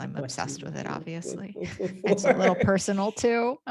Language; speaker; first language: English; native; English